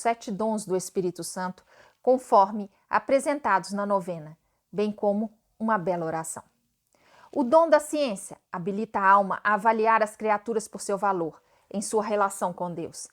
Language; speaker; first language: Portuguese; native; Portuguese